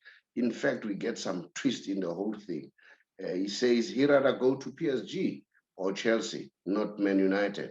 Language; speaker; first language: English; non-native, local second language; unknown